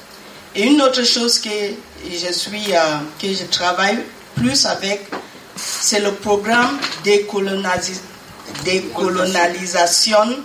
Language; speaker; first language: French; non-native, learner; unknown